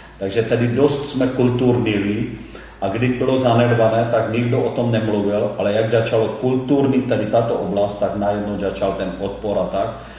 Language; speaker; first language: Czech; non-native, fluent; Hindi